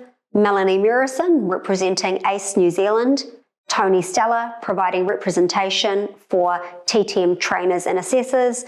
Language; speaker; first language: English; native; English